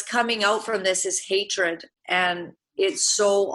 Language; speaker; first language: English; native; English